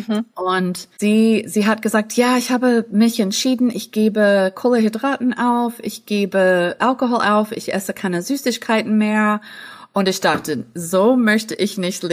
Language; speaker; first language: German; non-native, fluent; English